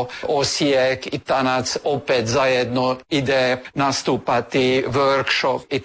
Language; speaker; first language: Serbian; early bilingual, heritage; Serbian